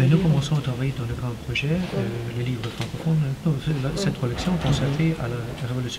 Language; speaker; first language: French; non-native, learner; Ukrainian